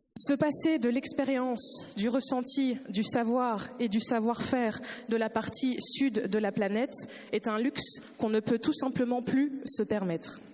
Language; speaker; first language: French; early bilingual, other home language; Lingala